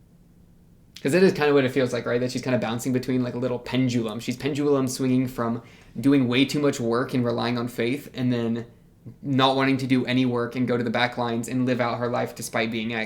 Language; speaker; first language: English; native; English